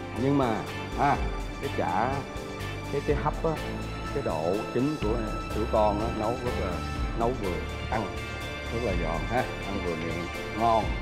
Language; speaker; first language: Vietnamese; early bilingual, heritage; Vietnamese